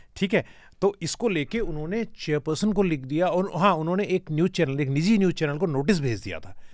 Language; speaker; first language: Hindi; native; Hindi